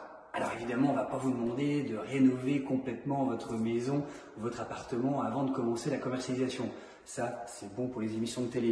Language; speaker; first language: French; native; French